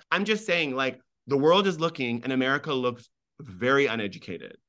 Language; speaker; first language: English; early bilingual, other home language; Persian